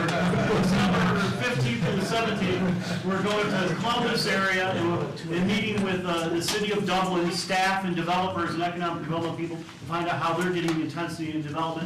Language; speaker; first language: English; native; English